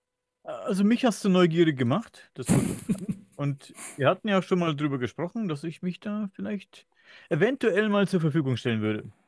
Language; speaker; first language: German; native; German